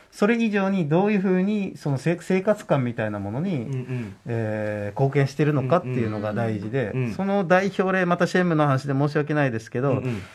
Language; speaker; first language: Japanese; non-native, fluent; Dutch